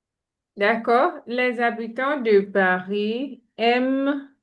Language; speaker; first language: French; non-native, fluent; English